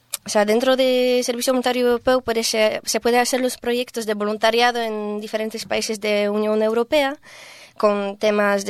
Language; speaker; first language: Spanish; non-native, fluent; Polish